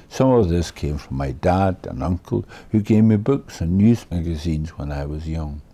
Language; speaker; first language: English; native; English